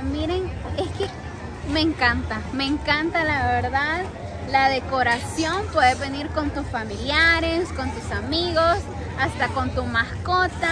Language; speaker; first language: Spanish; native; Spanish